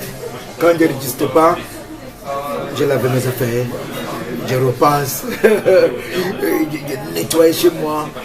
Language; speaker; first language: French; non-native, learner; English